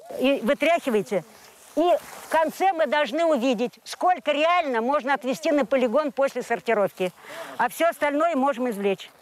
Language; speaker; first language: Russian; native; Russian